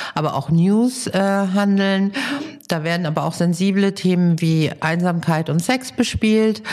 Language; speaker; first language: German; early bilingual, other home language; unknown